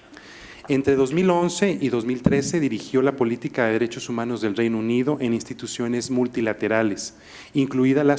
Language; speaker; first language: Spanish; native; Spanish